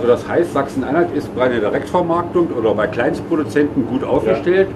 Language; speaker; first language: German; native; German